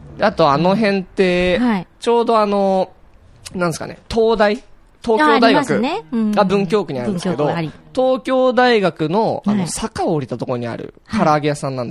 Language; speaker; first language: Japanese; native; Japanese